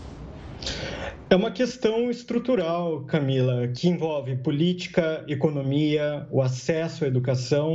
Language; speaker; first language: Portuguese; native; Portuguese